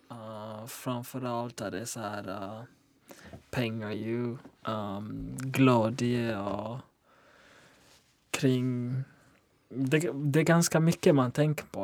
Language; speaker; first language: Swedish; non-native, local second language; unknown